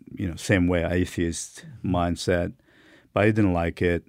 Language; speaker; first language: English; non-native, fluent; Turkmen